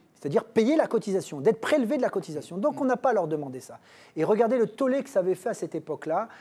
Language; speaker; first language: French; native; French